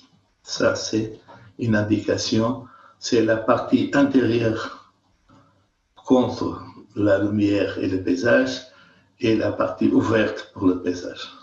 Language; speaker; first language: French; non-native, fluent; Portuguese